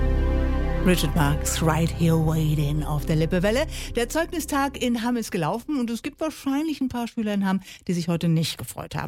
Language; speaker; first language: German; native; German